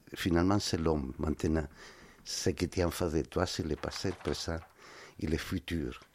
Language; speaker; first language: French; non-native, learner; Spanish